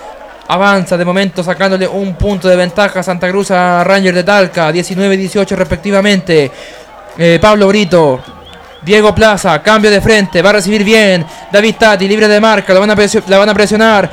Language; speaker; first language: Spanish; native; Spanish